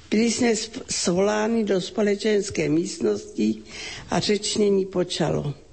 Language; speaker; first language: Czech; native; Czech